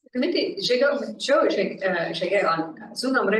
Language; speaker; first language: Spanish; non-native, learner; English